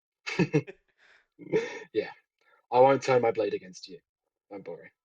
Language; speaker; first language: English; native; English